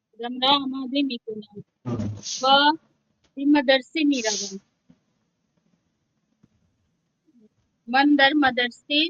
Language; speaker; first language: Persian; non-native, learner; Urdu